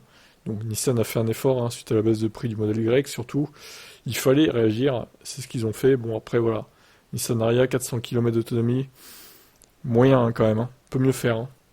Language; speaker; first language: French; native; French